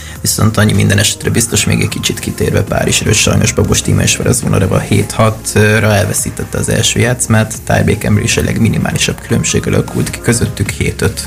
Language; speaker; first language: Hungarian; native; Hungarian